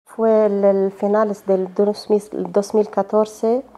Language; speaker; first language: Spanish; non-native, learner; Arabic